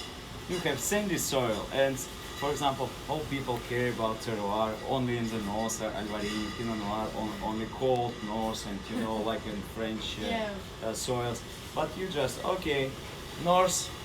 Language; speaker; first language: English; non-native, learner; Russian